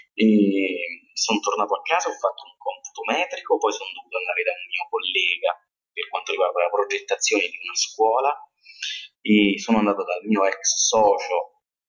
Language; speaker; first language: Italian; native; Italian